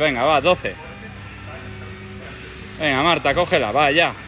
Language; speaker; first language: Spanish; non-native, local second language; Catalan